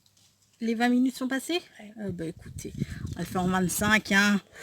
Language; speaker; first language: French; native; French